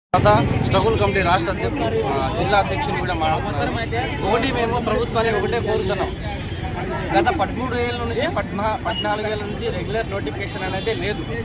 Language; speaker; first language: Telugu; native; Telugu